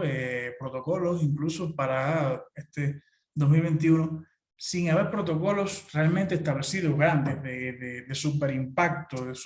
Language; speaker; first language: Spanish; native; Spanish